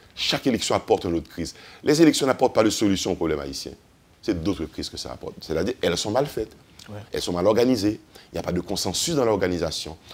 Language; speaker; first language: French; native; French